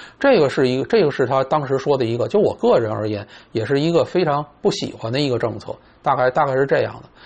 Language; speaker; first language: Chinese; native; Chinese